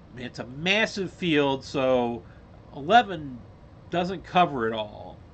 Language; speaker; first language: English; native; English